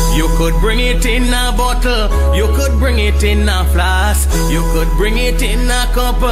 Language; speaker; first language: English; native; English